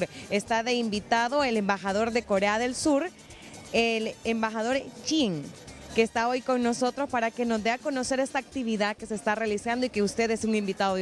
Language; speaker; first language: Spanish; native; Spanish